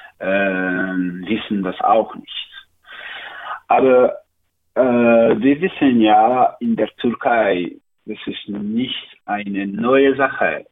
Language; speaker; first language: German; non-native, learner; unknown